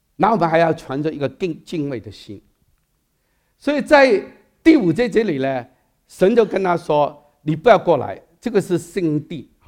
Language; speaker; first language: Chinese; non-native, local second language; Cantonese